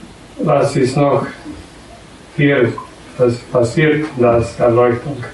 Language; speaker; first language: German; non-native, learner; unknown